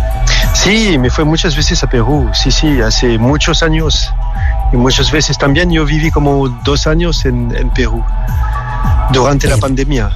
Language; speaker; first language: Spanish; non-native, learner; French